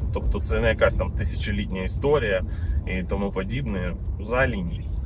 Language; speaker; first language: Ukrainian; native; Ukrainian